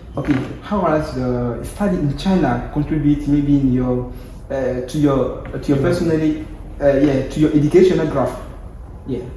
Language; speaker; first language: English; non-native, learner; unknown